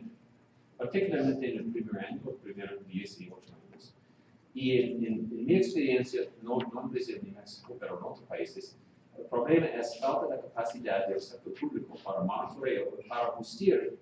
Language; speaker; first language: Spanish; non-native, fluent; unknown